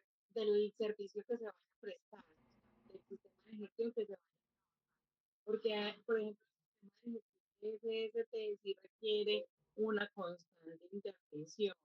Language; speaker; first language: Spanish; native; Spanish